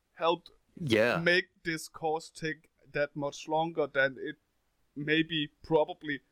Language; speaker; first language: English; non-native, fluent; Danish